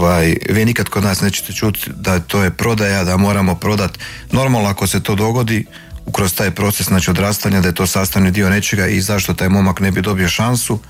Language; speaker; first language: Croatian; native; Croatian